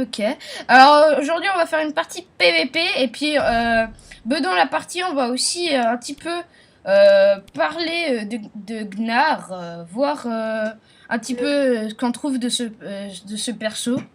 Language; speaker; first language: French; native; French